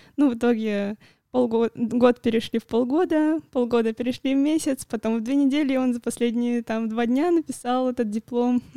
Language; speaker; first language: Russian; native; Russian